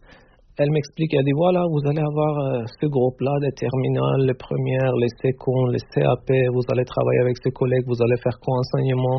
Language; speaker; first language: French; non-native, fluent; Turkish